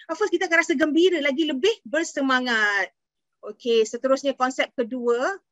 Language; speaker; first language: Malay; native; Malay